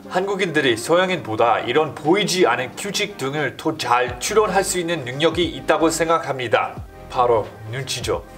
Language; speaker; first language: Korean; non-native, fluent; English